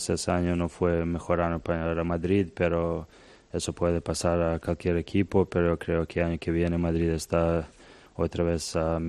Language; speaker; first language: Spanish; non-native, learner; Serbian